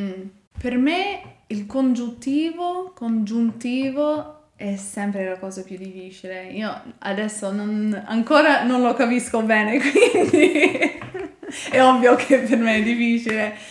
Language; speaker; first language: Italian; non-native, learner; English